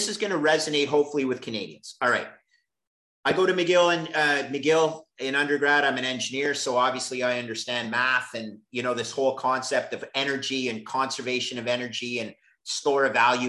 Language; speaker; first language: English; native; English